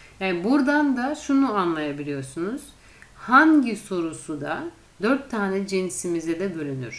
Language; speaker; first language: Turkish; non-native, fluent; Russian